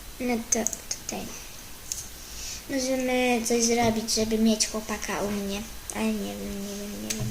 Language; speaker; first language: Polish; native; Polish